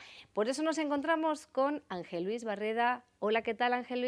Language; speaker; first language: Spanish; native; Spanish